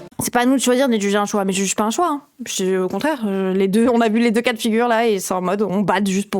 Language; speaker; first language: French; native; French